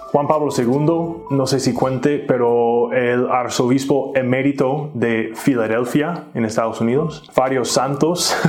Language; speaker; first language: Spanish; non-native, fluent; English